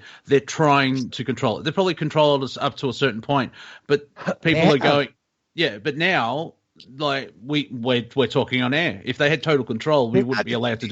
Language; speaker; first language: English; native; English